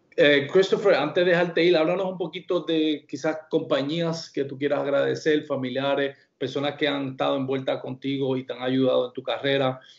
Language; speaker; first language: Spanish; native; Spanish